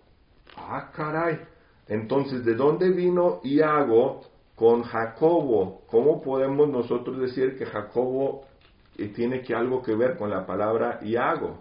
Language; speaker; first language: Spanish; early bilingual, heritage; Spanish